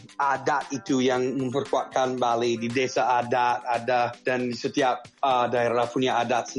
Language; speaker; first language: Indonesian; non-native, fluent; English